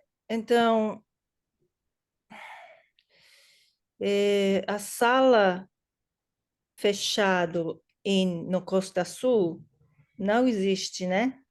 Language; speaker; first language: Portuguese; non-native, learner; English